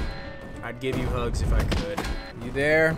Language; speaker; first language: English; native; English